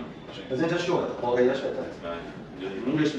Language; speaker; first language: Persian; native; Persian